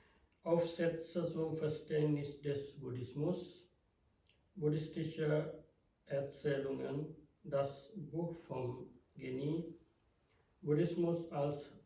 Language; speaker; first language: German; non-native, fluent; Sinhala